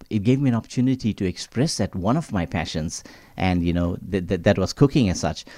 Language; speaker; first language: English; native; English